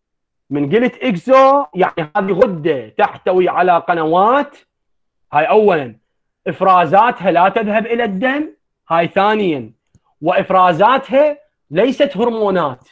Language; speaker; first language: Arabic; native; Arabic